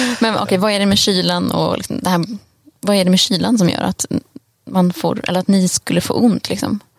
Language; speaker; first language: Swedish; native; Swedish